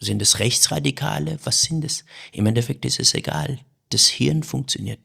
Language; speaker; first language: German; early bilingual, other home language; Persian